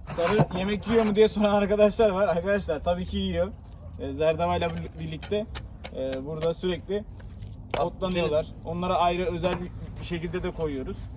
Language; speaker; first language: Turkish; native; Turkish